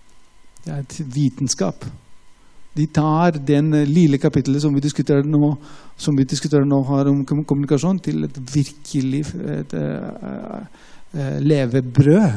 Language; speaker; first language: Norwegian; non-native, fluent; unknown